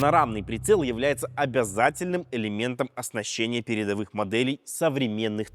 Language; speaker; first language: Russian; native; Russian